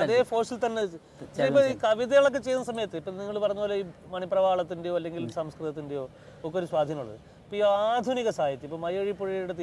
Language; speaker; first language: Malayalam; native; Malayalam